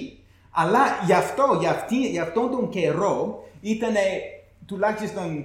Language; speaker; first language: Greek; non-native, fluent; English